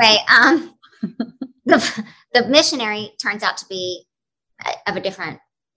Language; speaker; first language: English; native; English